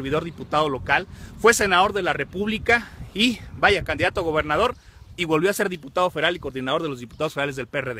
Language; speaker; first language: Spanish; native; Spanish